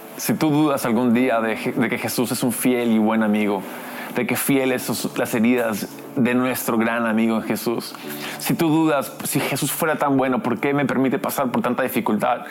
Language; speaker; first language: Spanish; early bilingual, other home language; English